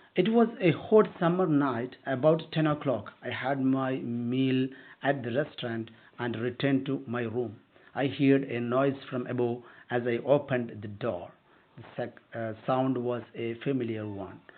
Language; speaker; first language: English; non-native, local second language; Malayalam